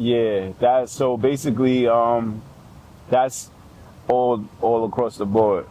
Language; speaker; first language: English; native; English